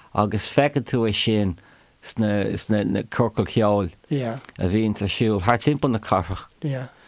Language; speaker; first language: Irish; non-native, local second language; English